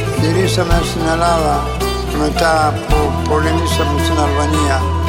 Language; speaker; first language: Greek; non-native, local second language; Ladino